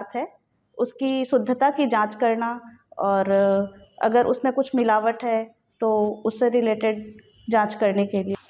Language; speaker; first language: Hindi; native; Hindi